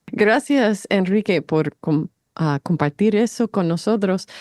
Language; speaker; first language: Spanish; non-native, fluent; English